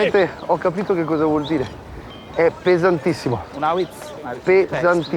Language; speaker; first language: Italian; native; Italian